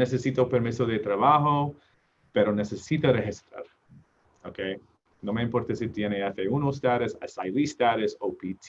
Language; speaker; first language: Spanish; non-native, learner; English